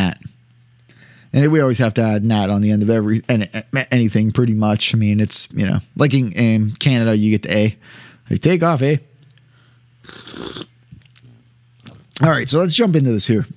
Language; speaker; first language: English; native; English